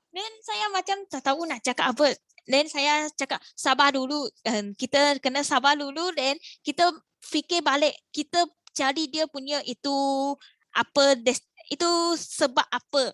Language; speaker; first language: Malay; non-native, local second language; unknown